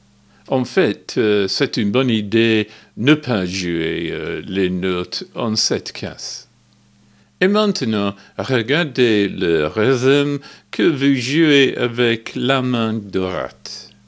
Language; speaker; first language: French; non-native, learner; English